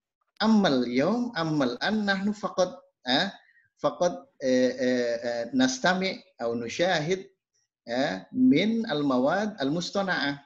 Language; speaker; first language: Arabic; non-native, fluent; Indonesian